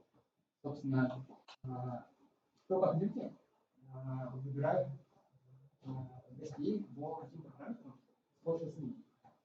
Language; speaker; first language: Russian; native; Russian